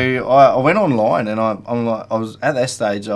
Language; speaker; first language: English; native; English